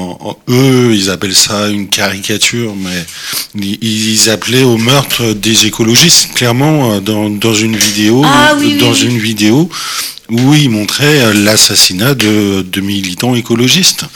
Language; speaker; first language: French; native; French